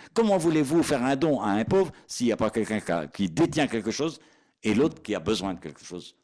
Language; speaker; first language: French; native; French